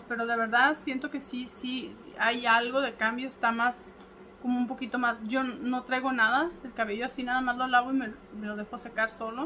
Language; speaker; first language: Spanish; native; Spanish